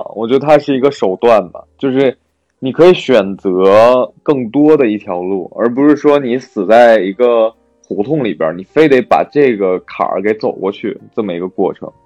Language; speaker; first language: Chinese; non-native, local second language; Korean